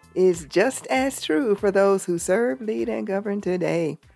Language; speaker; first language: English; native; English